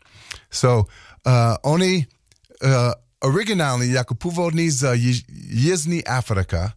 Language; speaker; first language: Czech; non-native, learner; English